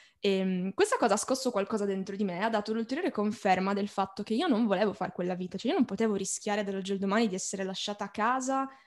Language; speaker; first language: Italian; native; Italian